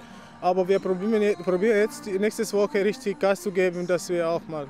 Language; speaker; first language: German; non-native, fluent; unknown